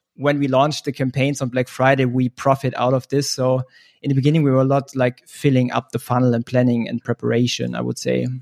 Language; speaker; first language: English; non-native, fluent; German